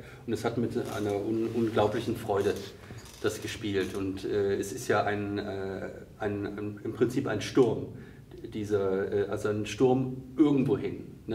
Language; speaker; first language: German; native; German